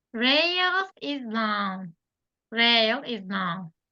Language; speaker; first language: English; non-native, learner; Turkish